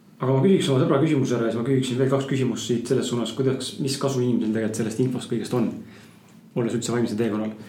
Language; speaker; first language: Estonian; native; Estonian